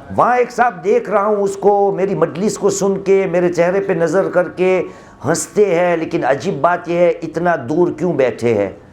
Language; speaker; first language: Urdu; non-native, local second language; Gujarati